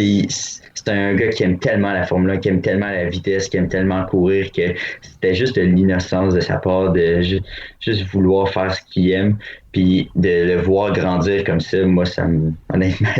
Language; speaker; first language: French; native; French